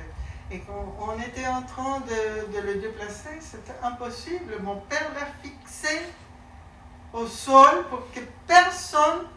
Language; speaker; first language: French; non-native, learner; Spanish